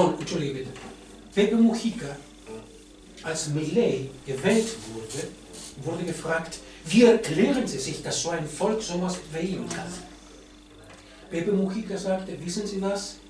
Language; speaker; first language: German; non-native, fluent; Spanish